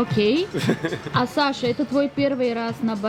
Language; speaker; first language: Russian; non-native, learner; Bulgarian